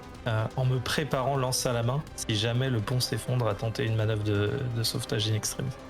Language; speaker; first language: French; native; French